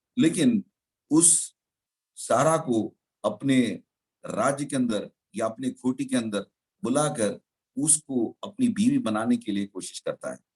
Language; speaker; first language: Hindi; non-native, local second language; Telugu